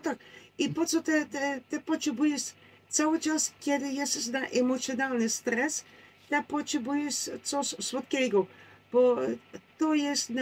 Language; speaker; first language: Polish; non-native, learner; Dutch